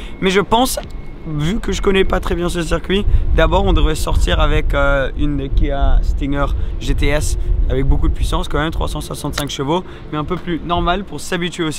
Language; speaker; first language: French; native; French